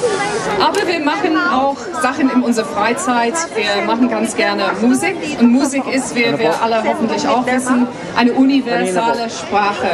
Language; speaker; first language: German; non-native, fluent; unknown